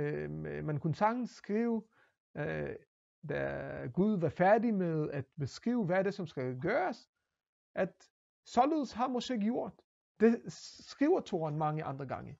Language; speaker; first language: Danish; non-native, fluent; Hebrew